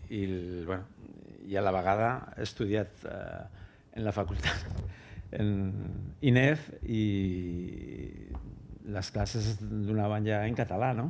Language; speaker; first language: Catalan; non-native, local second language; Spanish